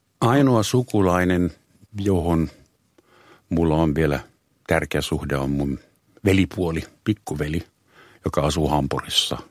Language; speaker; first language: Finnish; non-native, fluent; German